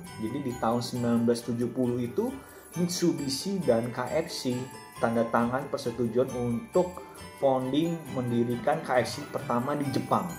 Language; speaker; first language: Indonesian; native; Indonesian